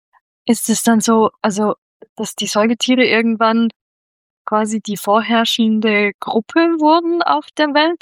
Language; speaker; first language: German; native; German